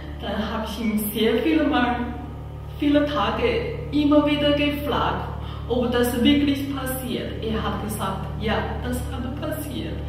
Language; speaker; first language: German; non-native, learner; Chinese